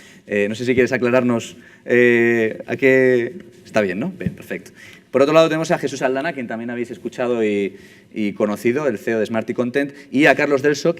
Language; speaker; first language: Spanish; native; Spanish